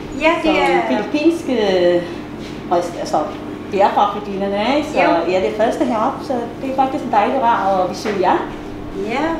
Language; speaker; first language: Danish; non-native, learner; Filipino